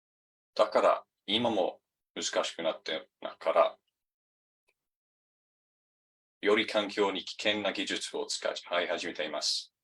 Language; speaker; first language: Japanese; non-native, fluent; English